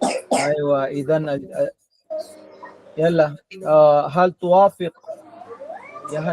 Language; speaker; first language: Arabic; non-native, fluent; Filipino